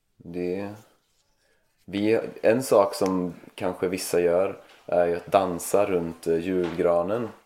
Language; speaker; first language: Swedish; native; Swedish